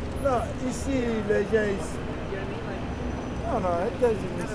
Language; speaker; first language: French; non-native, learner; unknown